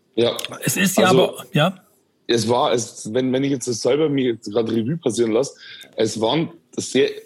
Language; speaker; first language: German; native; German